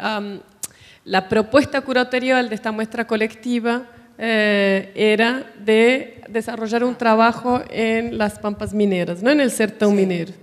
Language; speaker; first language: Spanish; native; Spanish